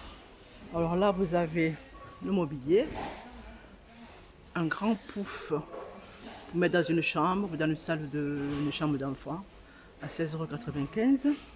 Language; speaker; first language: French; native; French